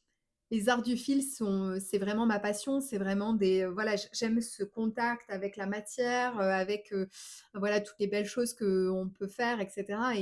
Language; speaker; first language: French; native; French